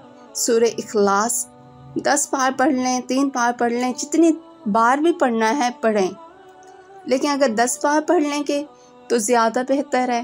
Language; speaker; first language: Urdu; native; Urdu